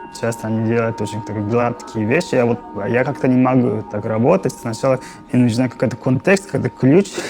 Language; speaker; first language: Russian; non-native, fluent; Japanese